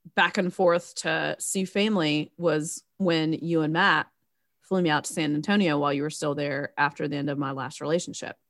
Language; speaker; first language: English; native; English